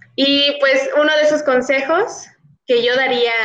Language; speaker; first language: Spanish; native; Spanish